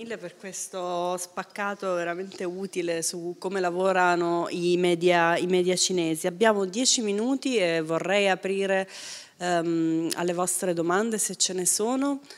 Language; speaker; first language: Italian; native; Italian